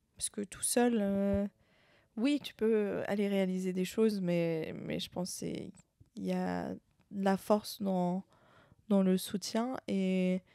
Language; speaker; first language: French; native; French